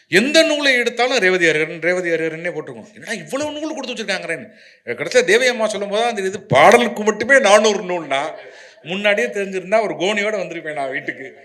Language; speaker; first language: Tamil; non-native, local second language; Malayalam